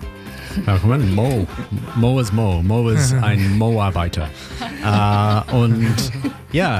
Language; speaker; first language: German; non-native, learner; English